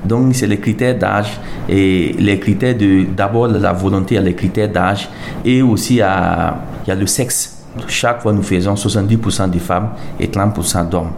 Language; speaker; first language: French; non-native, local second language; Mossi